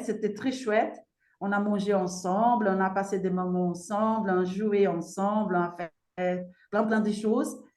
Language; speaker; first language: French; non-native, fluent; Portuguese